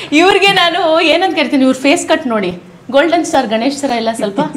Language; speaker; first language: Kannada; non-native, local second language; Konkani